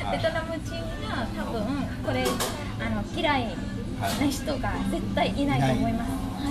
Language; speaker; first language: Japanese; non-native, fluent; Vietnamese